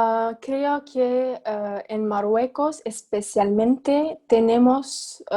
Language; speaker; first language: Spanish; non-native, fluent; Arabic